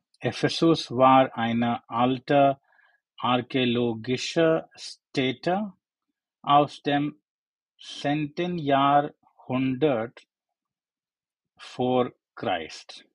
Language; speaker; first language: German; non-native, learner; English